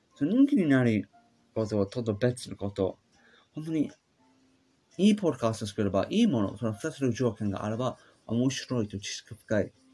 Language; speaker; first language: Japanese; non-native, learner; English